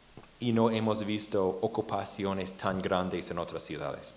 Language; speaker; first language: Spanish; non-native, fluent; English